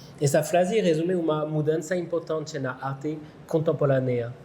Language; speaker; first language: Portuguese; non-native, learner; French